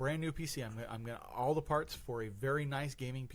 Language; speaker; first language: English; native; English